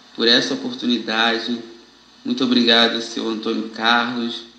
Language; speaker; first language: Portuguese; native; Portuguese